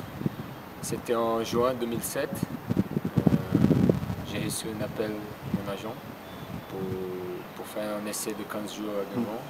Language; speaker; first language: French; non-native, learner; Portuguese